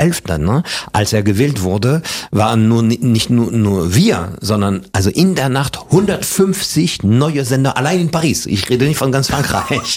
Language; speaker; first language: German; non-native, fluent; French